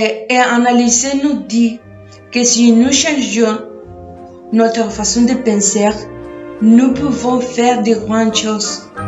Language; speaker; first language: French; non-native, learner; Spanish